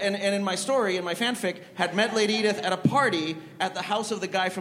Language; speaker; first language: English; non-native, fluent; Spanish